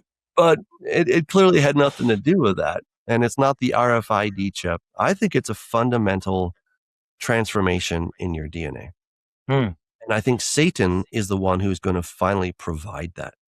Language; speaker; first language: English; native; English